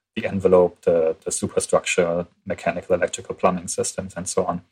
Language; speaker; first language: English; non-native, fluent; German